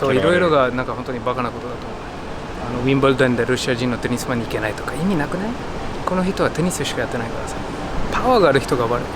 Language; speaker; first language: Japanese; non-native, learner; English